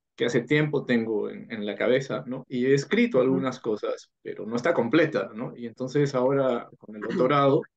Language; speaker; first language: Spanish; native; Spanish